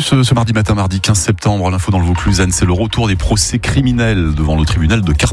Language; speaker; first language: French; native; French